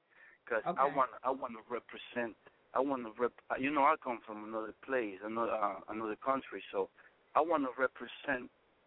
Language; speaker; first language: English; non-native, fluent; Spanish